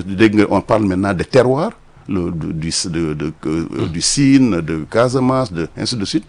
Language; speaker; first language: French; non-native, local second language; Wolof